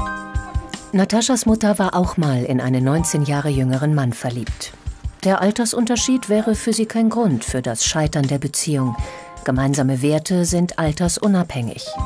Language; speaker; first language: German; native; German